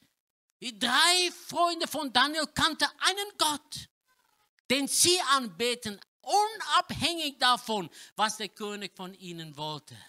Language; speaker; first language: German; non-native, learner; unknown